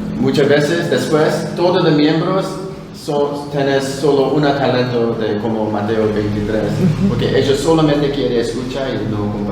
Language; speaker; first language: Spanish; non-native, learner; Korean